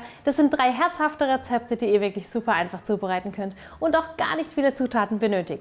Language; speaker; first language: German; native; German